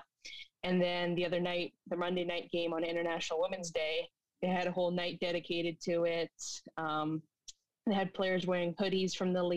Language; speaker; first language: English; native; English